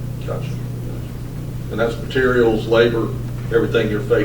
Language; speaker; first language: English; native; English